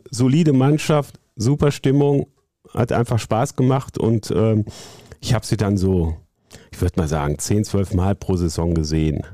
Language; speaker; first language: German; native; German